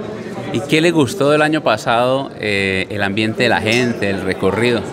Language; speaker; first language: Spanish; native; Spanish